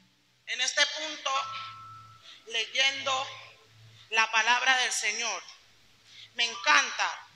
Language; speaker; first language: Spanish; native; Spanish